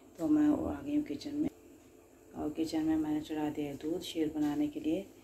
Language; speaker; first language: Hindi; native; Hindi